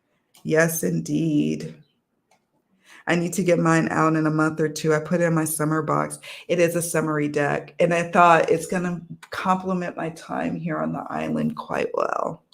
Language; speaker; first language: English; native; English